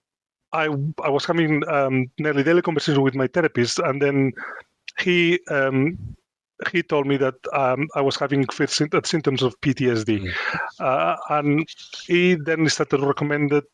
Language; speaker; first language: English; non-native, fluent; Spanish